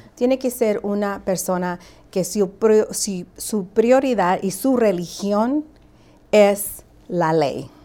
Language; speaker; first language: Spanish; early bilingual, heritage; Spanish